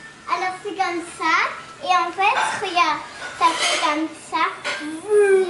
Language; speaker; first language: French; early bilingual, heritage; French